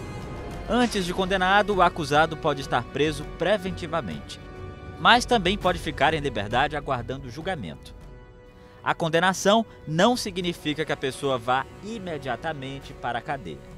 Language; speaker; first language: Portuguese; native; Portuguese